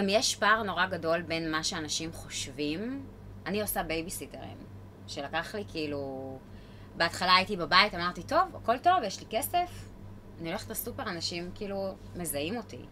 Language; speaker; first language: Hebrew; native; Hebrew